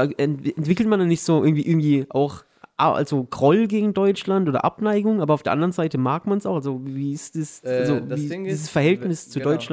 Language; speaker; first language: German; native; German